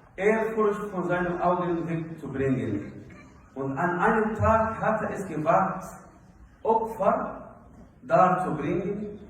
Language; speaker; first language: German; non-native, fluent; Arabic